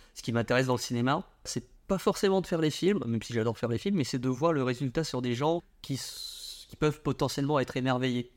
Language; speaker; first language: French; early bilingual, other home language; Vietnamese